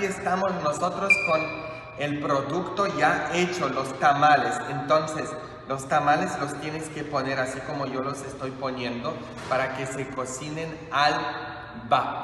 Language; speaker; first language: Spanish; non-native, fluent; English